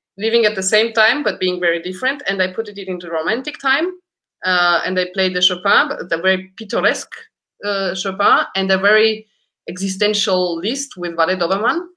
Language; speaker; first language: English; early bilingual, other home language; Romanian